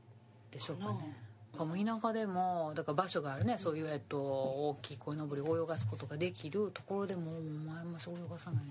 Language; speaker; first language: Japanese; native; Japanese